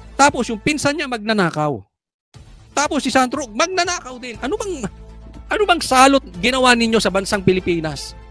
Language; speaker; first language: Filipino; native; Filipino